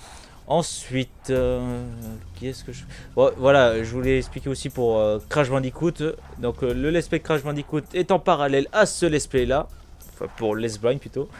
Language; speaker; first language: French; native; French